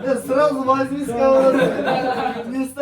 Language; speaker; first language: Russian; non-native, local second language; Kazakh